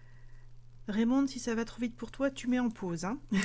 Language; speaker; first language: French; native; French